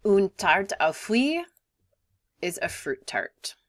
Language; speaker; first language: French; non-native, fluent; English